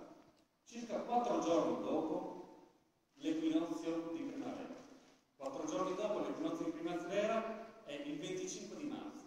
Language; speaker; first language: Italian; native; Italian